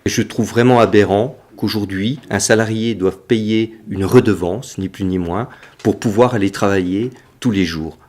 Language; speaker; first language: French; native; French